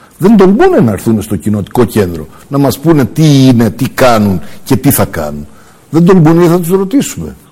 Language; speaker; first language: Greek; early bilingual, heritage; Greek